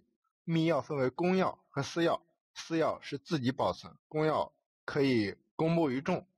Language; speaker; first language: Chinese; native; Chinese